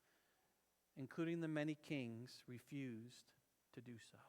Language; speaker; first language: English; native; English